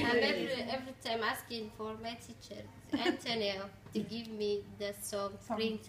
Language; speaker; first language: English; non-native, learner; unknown